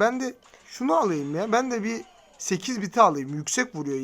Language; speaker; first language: Turkish; native; Turkish